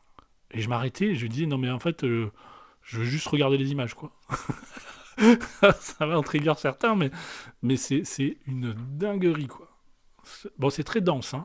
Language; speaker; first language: French; native; French